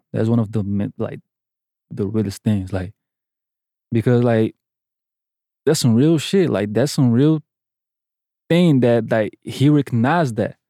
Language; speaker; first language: English; non-native, fluent; Portuguese